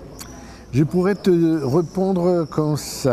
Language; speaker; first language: French; non-native, fluent; Italian